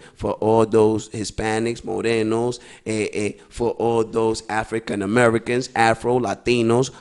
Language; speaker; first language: English; early bilingual, other home language; Spanish